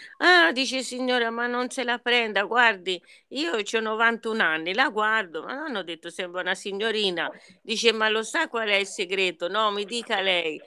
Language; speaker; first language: Italian; native; Italian